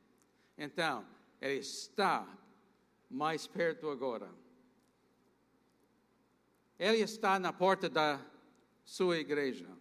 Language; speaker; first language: Portuguese; non-native, fluent; English